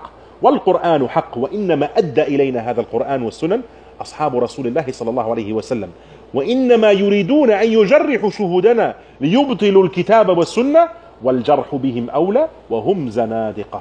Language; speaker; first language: Arabic; non-native, fluent; German